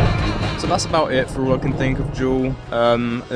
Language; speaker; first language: English; native; English